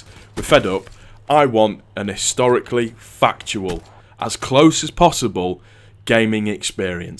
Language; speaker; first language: English; native; English